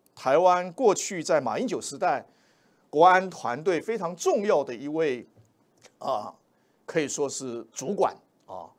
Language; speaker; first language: Chinese; native; Chinese